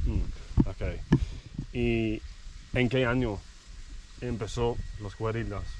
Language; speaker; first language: Spanish; non-native, learner; English